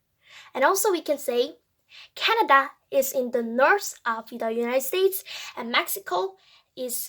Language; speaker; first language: English; non-native, fluent; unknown